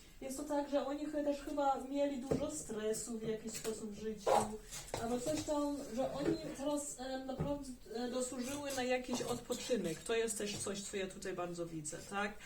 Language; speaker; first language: Polish; early bilingual, heritage; German